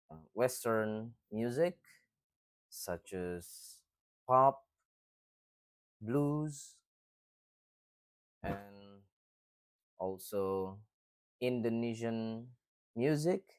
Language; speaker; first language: English; non-native, fluent; Indonesian